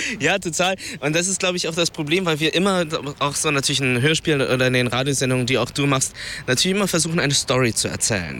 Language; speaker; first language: German; early bilingual, other home language; Vietnamese